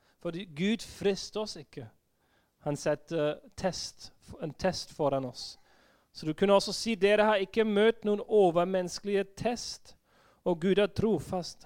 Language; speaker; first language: Norwegian; non-native, fluent; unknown